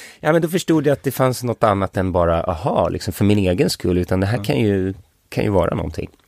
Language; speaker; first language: Swedish; early bilingual, other home language; English